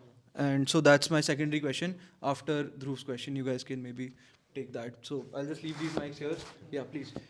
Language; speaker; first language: English; non-native, local second language; Hindi